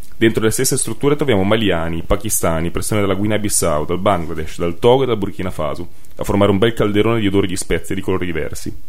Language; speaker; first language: Italian; native; Italian